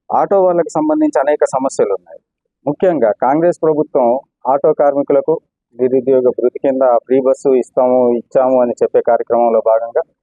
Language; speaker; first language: Telugu; native; Telugu